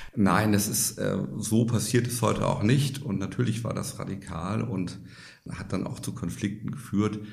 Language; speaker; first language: German; native; German